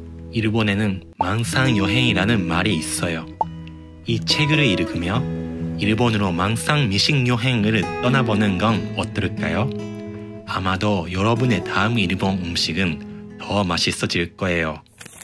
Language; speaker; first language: Korean; non-native, fluent; Japanese